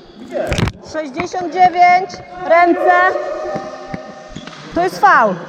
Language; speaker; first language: Polish; native; Polish